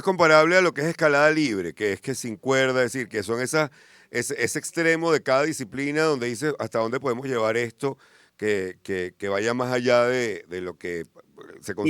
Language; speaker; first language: Spanish; native; Spanish